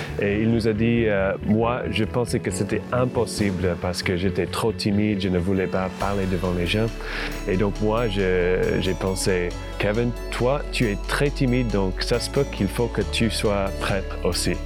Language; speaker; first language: French; non-native, fluent; English